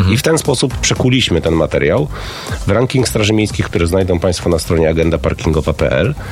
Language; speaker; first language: Polish; native; Polish